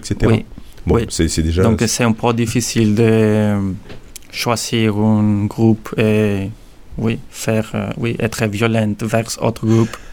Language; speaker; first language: French; non-native, learner; Spanish